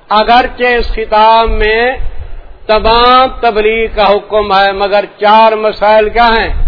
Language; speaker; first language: Urdu; non-native, local second language; Saraiki